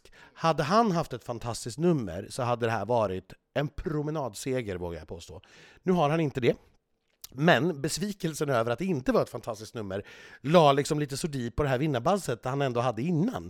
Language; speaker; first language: Swedish; native; Swedish